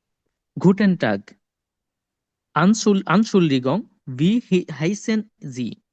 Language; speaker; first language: German; non-native, learner; Bangla